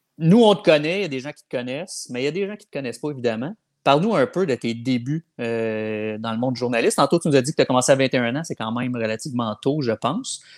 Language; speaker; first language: French; native; French